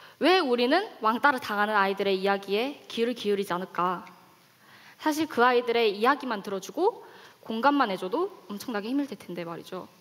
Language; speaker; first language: Korean; native; Korean